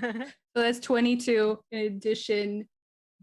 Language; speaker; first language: English; native; English